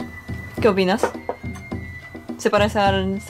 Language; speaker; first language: Spanish; non-native, fluent; Japanese